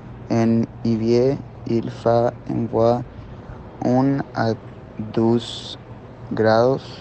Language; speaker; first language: French; non-native, learner; Spanish